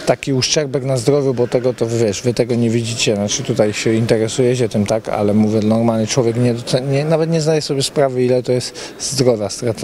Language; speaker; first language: Polish; native; Polish